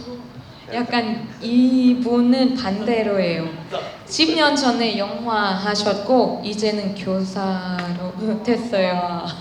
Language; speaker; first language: Korean; non-native, learner; Thai